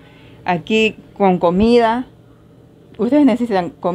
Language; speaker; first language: Spanish; native; Spanish